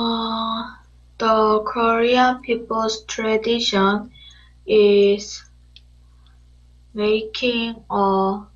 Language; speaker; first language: English; non-native, learner; Korean